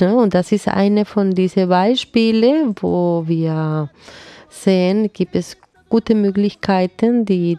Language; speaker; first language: German; non-native, fluent; Spanish